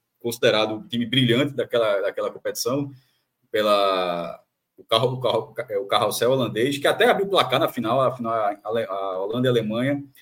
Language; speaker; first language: Portuguese; native; Portuguese